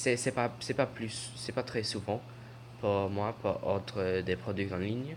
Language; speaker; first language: French; non-native, learner; English